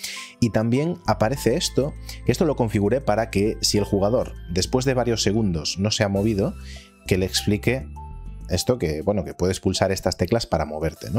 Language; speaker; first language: Spanish; native; Spanish